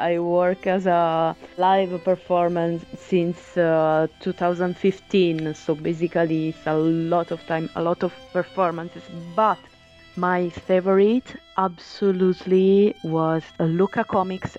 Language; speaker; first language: English; non-native, fluent; Italian